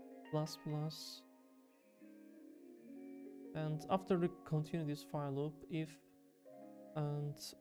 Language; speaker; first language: English; non-native, fluent; Turkish